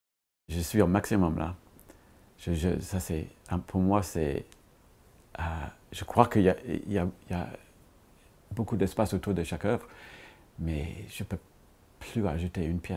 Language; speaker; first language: French; non-native, fluent; English